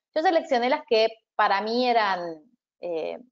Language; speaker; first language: Spanish; native; Spanish